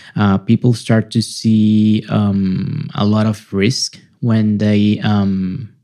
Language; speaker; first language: English; non-native, fluent; Spanish